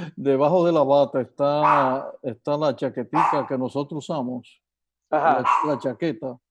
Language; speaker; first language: Spanish; native; Spanish